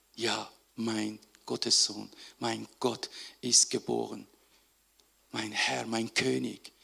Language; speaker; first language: German; non-native, fluent; Persian